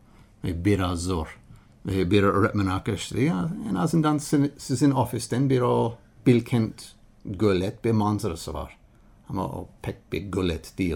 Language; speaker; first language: Turkish; non-native, learner; English